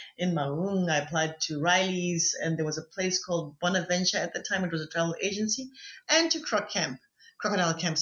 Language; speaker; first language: English; non-native, local second language; Tswana